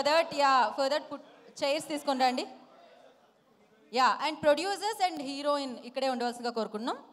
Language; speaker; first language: Telugu; native; Telugu